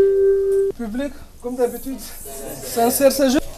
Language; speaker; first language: French; non-native, local second language; Comorian